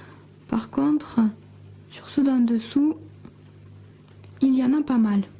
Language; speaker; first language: French; native; French